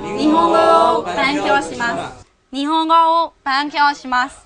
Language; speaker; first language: Japanese; non-native, learner; Burmese